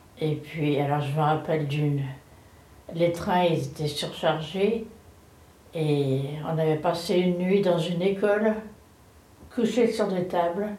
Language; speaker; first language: French; native; French